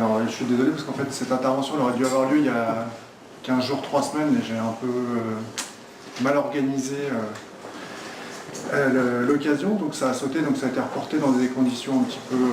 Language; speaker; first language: French; native; French